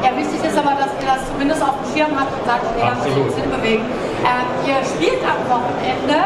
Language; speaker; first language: German; native; German